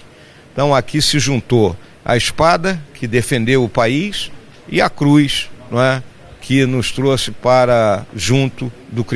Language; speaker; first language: Portuguese; native; Portuguese